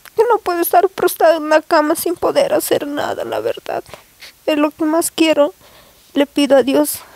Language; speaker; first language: Spanish; native; Spanish